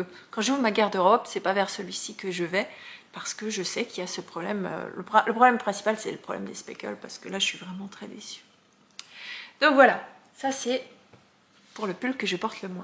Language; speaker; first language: French; native; French